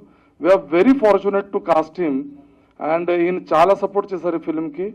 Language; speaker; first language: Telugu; early bilingual, heritage; Telugu